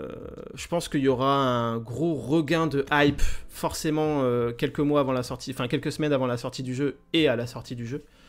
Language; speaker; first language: French; native; French